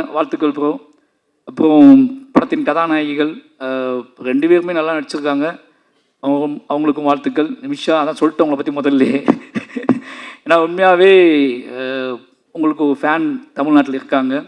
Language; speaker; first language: Tamil; native; Tamil